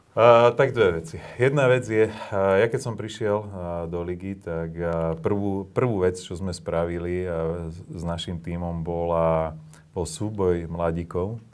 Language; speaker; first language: Slovak; native; Slovak